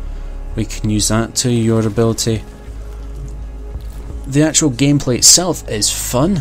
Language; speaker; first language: English; native; English